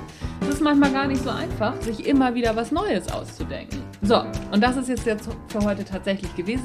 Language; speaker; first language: German; native; German